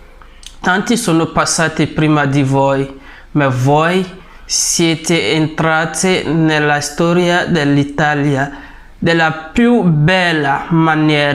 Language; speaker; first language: Italian; non-native, fluent; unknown